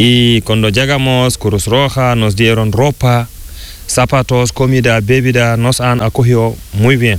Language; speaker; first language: Spanish; non-native, learner; Fula